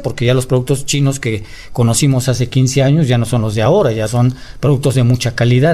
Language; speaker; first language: Spanish; native; Spanish